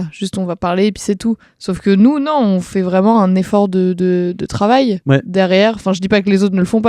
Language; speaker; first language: French; native; French